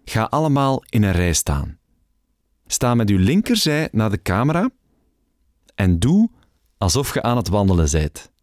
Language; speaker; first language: Dutch; native; Dutch